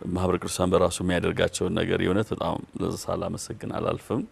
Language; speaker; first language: Amharic; native; Amharic